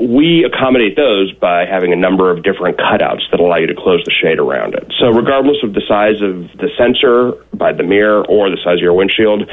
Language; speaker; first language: English; native; English